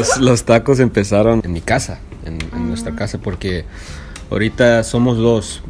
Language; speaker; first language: Spanish; early bilingual, heritage; Spanish